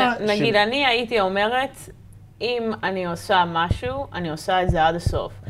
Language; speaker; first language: Hebrew; non-native, fluent; English